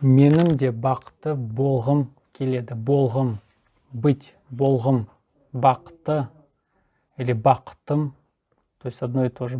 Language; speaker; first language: Kazakh; non-native, learner; Russian